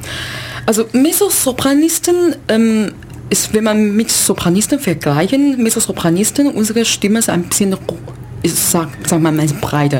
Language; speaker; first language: German; non-native, learner; Chinese